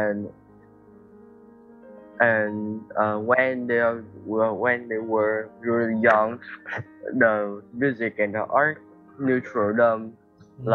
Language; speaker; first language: English; non-native, learner; Vietnamese